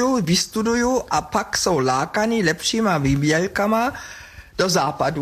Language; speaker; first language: Czech; non-native, fluent; German